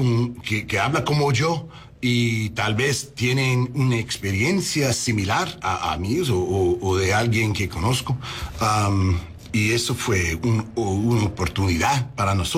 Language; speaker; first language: Spanish; non-native, learner; English